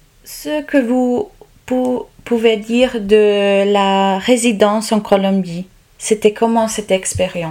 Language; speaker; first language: French; non-native, learner; Italian